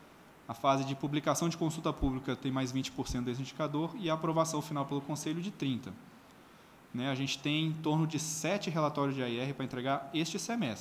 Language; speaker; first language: Portuguese; native; Portuguese